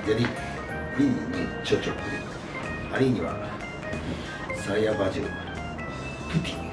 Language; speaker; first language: Indonesian; non-native, learner; Japanese